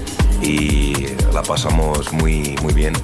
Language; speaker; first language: Spanish; non-native, learner; French